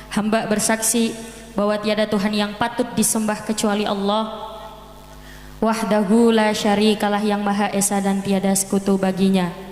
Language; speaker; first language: Indonesian; non-native, local second language; Javanese